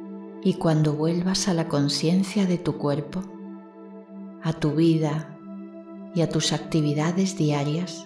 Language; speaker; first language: Spanish; native; Spanish